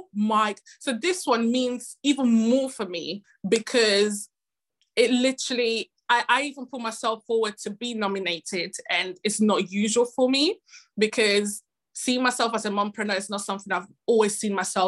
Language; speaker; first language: English; non-native, fluent; Italian